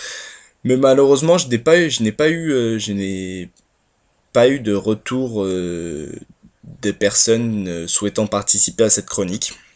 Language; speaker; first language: French; native; French